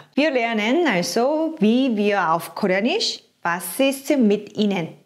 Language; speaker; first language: German; non-native, fluent; Korean